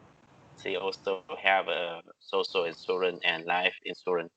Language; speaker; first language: English; non-native, learner; Vietnamese